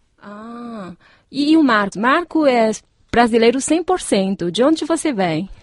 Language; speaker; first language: Portuguese; non-native, fluent; Chinese